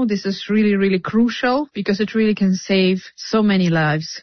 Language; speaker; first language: English; non-native, fluent; Ukrainian